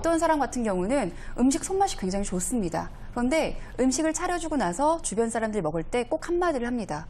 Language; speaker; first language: Korean; native; Korean